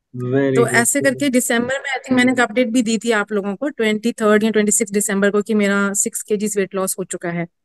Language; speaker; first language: Hindi; native; Hindi